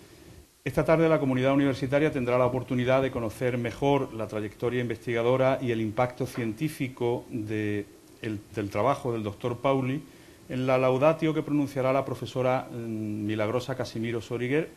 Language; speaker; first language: Spanish; native; Spanish